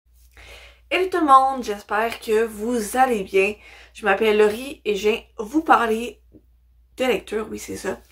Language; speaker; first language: French; native; French